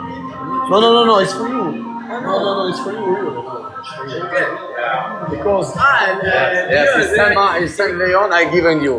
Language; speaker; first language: English; non-native, learner; Albanian